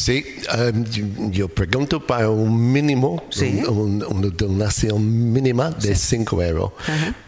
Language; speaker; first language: Spanish; non-native, learner; English